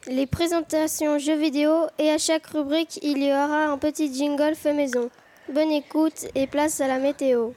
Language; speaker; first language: French; native; French